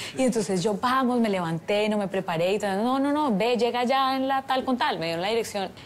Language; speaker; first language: Spanish; native; Spanish